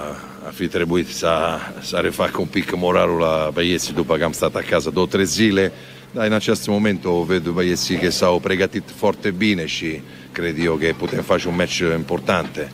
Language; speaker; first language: Romanian; non-native, fluent; Italian